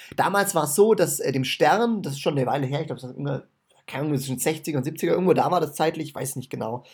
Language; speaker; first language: German; native; German